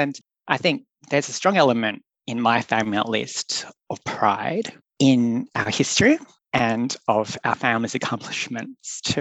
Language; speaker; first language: English; native; English